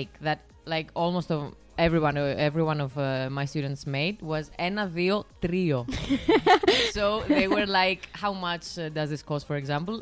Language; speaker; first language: English; non-native, fluent; Greek